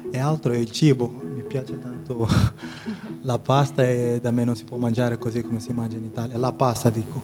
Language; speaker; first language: Italian; non-native, fluent; Portuguese